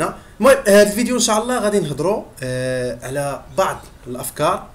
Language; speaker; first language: Arabic; native; Arabic